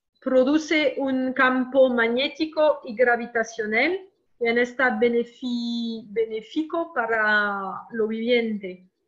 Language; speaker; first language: Spanish; non-native, learner; French